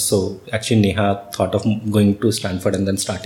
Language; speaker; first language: English; non-native, local second language; Marwari